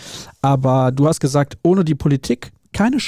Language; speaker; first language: German; native; German